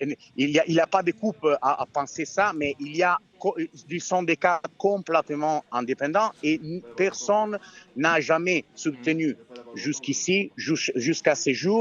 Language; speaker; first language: French; non-native, fluent; Italian